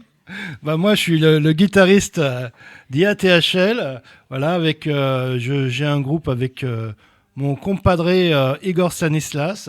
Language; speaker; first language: French; native; French